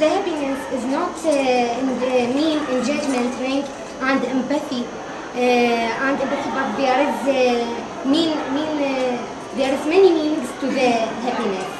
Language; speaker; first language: English; non-native, learner; Arabic